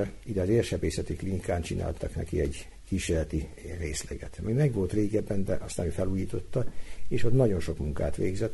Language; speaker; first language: Hungarian; native; Hungarian